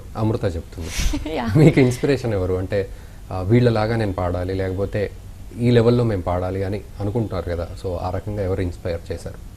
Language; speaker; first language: Telugu; native; Telugu